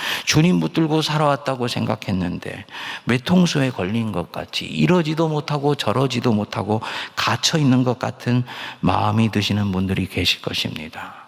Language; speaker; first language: Korean; native; Korean